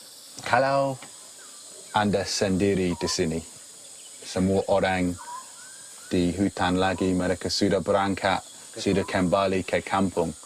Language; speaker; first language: Indonesian; non-native, learner; English